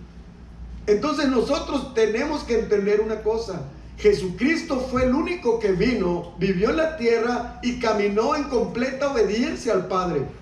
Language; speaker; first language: Spanish; native; Spanish